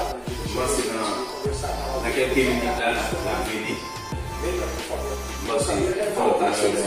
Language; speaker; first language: Portuguese; non-native, learner; Haitian Creole